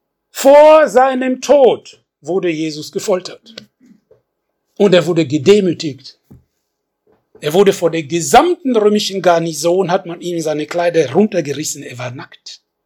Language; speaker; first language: German; non-native, fluent; French